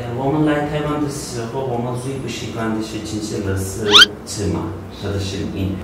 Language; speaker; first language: Chinese; non-native, learner; Turkish